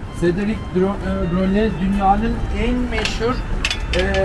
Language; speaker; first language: Turkish; early bilingual, heritage; Turkish